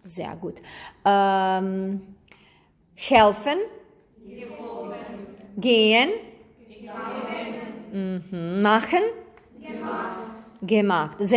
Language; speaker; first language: German; non-native, fluent; Croatian